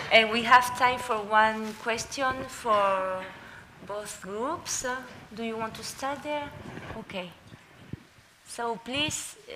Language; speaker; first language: English; non-native, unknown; Spanish